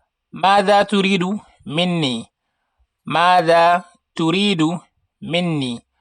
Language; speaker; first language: Arabic; non-native, fluent; Wolof